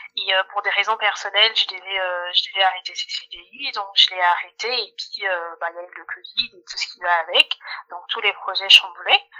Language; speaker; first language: French; non-native, local second language; Lingala